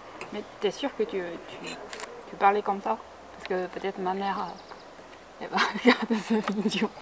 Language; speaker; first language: French; non-native, fluent; Chinese